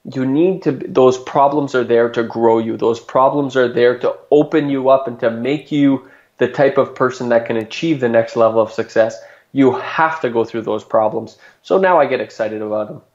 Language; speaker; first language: English; native; English